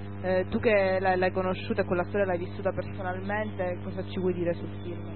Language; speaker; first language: Italian; native; Italian